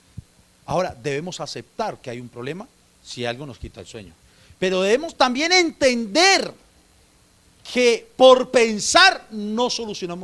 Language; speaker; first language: Spanish; native; Spanish